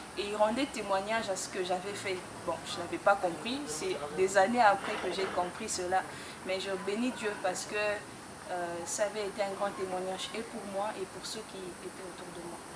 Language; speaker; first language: French; non-native, local second language; Lingala